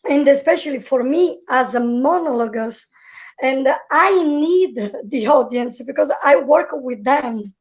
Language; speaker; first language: English; non-native, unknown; Italian